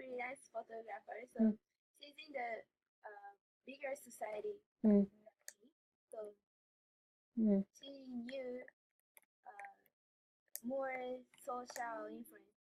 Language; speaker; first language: English; non-native, learner; Japanese